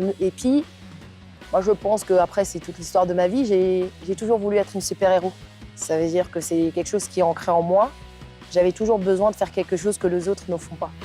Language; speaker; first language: French; non-native, local second language; Arabic